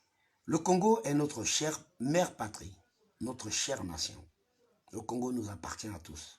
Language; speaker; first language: French; non-native, local second language; Lingala